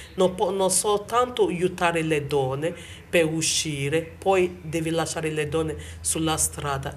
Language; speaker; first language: Italian; non-native, learner; Bini